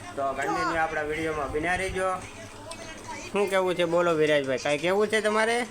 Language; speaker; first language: Gujarati; native; Gujarati